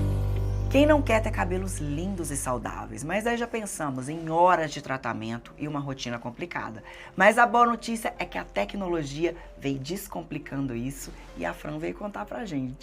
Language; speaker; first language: Portuguese; native; Portuguese